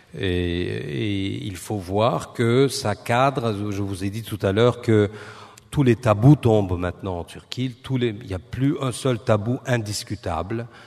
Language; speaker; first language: French; non-native, fluent; Turkish